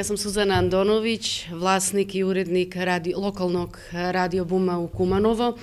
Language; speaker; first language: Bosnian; early bilingual, heritage; Serbian